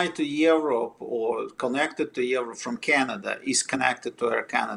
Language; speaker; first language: English; non-native, fluent; Russian